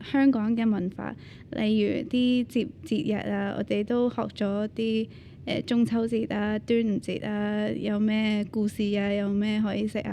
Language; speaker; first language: Cantonese; early bilingual, other home language; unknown